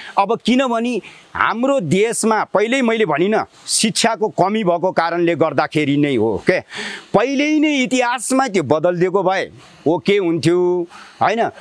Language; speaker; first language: Nepali; native; Nepali